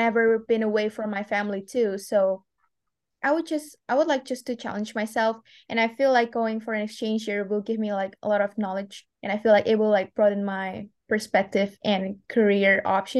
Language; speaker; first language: English; non-native, fluent; Indonesian